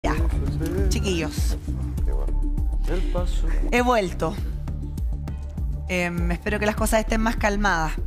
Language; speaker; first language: Spanish; native; Spanish